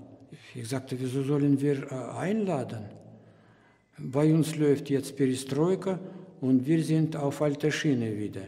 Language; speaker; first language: German; non-native, learner; Russian